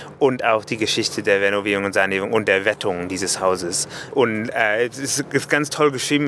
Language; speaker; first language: German; non-native, fluent; English